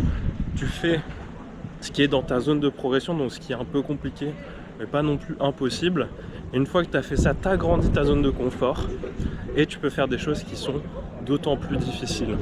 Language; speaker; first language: French; native; French